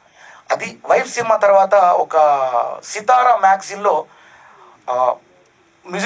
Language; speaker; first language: Telugu; native; Telugu